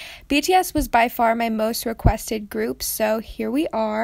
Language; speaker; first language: English; native; English